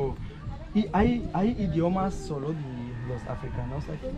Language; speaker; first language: Spanish; non-native, learner; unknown